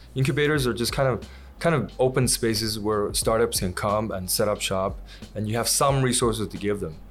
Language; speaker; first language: English; native; English